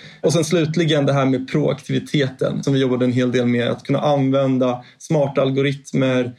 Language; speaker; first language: Swedish; native; Swedish